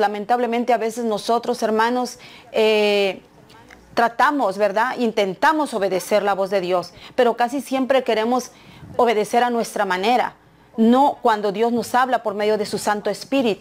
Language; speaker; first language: Spanish; native; Spanish